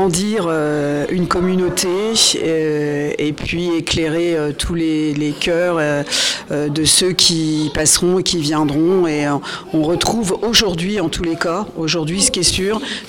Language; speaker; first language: French; native; French